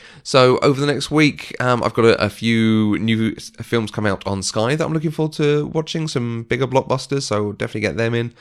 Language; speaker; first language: English; native; English